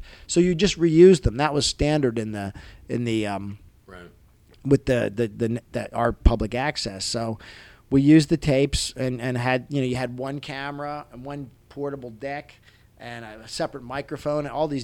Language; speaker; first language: English; native; English